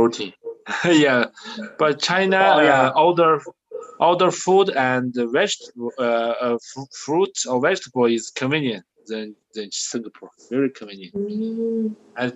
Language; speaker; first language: English; non-native, learner; Chinese